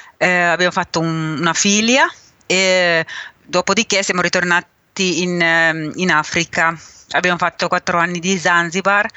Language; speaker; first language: Italian; non-native, fluent; Finnish